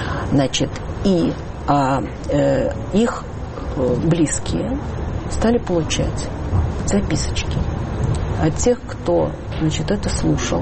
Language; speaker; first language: Russian; native; Russian